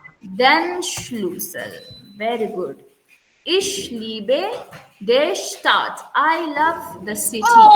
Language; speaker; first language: German; non-native, fluent; Urdu